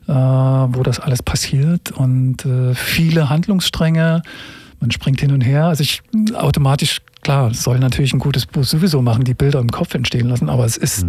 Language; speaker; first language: German; native; German